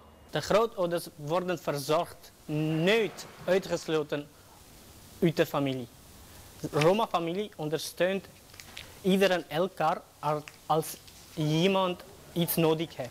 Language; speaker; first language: Dutch; non-native, fluent; Romany